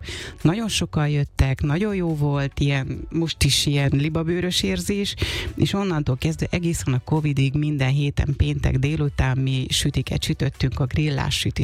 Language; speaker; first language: Hungarian; native; Hungarian